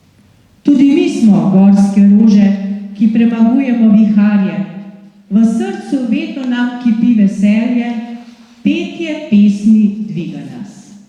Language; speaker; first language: Slovenian; native; Slovenian